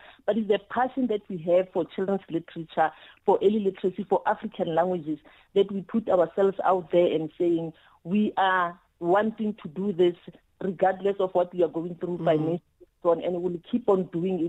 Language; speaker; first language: English; non-native, local second language; Tswana